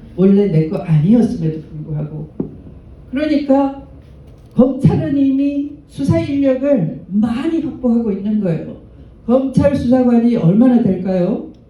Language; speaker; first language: Korean; native; Korean